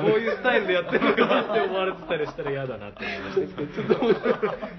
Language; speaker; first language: Japanese; native; Japanese